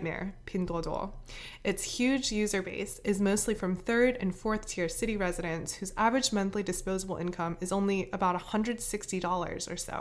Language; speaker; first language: English; native; English